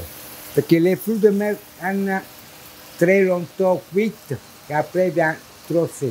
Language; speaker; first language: French; non-native, learner; Italian